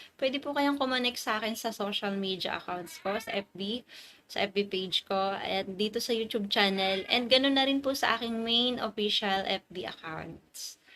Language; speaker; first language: Filipino; native; Filipino